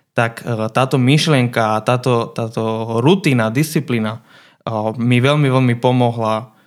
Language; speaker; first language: Slovak; non-native, fluent; Spanish